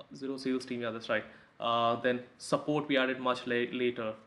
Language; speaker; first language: English; non-native, local second language; Hindi